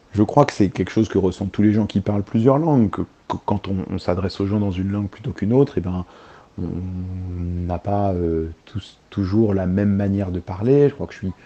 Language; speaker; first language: French; early bilingual, other home language; Arabic